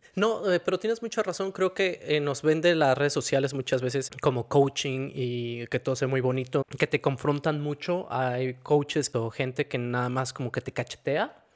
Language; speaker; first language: Spanish; native; Spanish